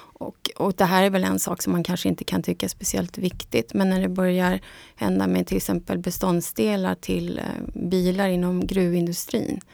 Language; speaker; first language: Swedish; non-native, fluent; Spanish